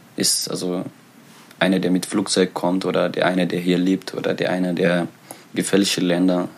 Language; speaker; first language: German; non-native, learner; Tigrinya